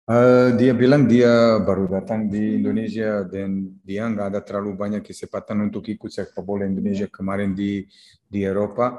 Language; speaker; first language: Indonesian; non-native, fluent; Serbian